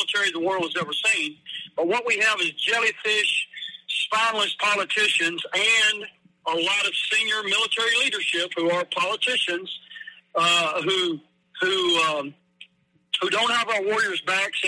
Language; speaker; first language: English; native; English